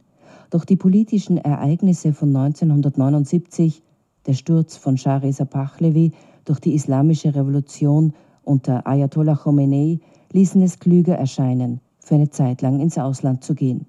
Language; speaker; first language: German; native; German